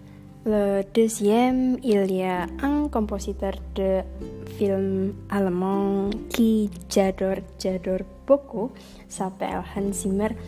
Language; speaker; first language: French; non-native, learner; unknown